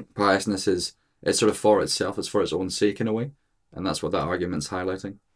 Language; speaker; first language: English; native; English